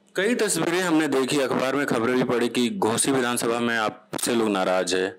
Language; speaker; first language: Hindi; native; Hindi